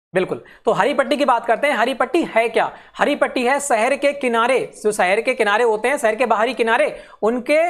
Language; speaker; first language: Hindi; native; Hindi